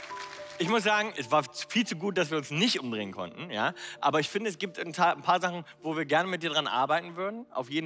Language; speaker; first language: German; native; German